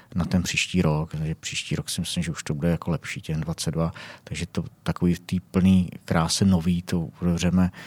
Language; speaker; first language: Czech; native; Czech